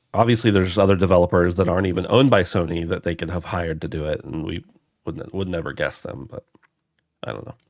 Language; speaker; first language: English; native; English